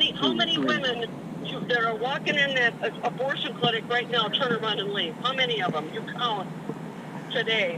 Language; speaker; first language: English; native; English